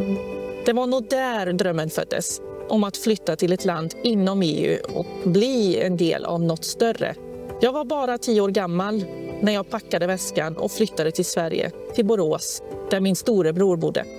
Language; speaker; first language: Swedish; early bilingual, other home language; Albanian